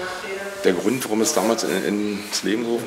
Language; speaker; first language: German; native; German